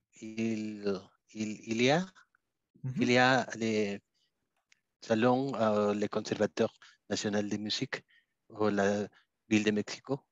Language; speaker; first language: French; non-native, learner; Spanish